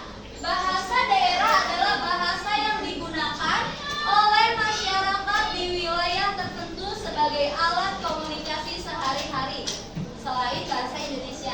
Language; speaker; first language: Indonesian; native; Indonesian